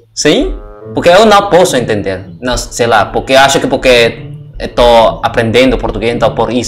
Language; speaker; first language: Portuguese; non-native, learner; Indonesian